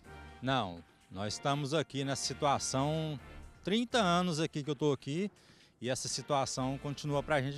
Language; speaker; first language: Portuguese; native; Portuguese